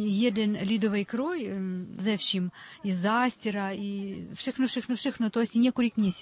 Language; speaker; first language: Czech; early bilingual, heritage; Czech